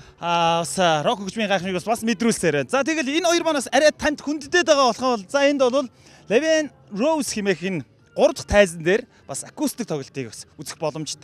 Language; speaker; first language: Mongolian; native; Mongolian